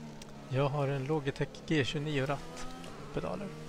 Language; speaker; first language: Swedish; native; Swedish